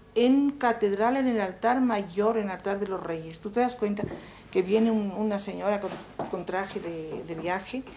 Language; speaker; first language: Spanish; native; Spanish